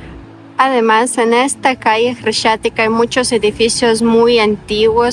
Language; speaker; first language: Spanish; non-native, fluent; Ukrainian